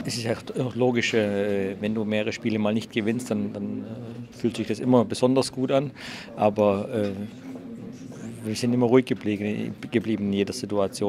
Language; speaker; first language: German; native; German